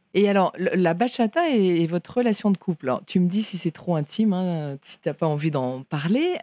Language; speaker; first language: French; native; French